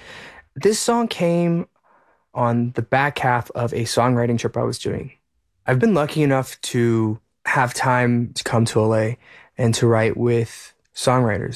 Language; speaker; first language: English; early bilingual, other home language; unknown